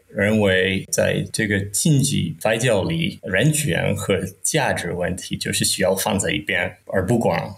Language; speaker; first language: Chinese; non-native, fluent; Czech